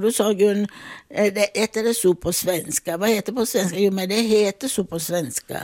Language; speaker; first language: Swedish; non-native, fluent; Italian